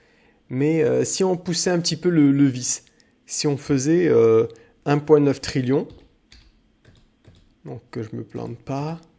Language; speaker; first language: French; native; French